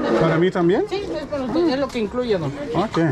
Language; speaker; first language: Spanish; non-native, learner; German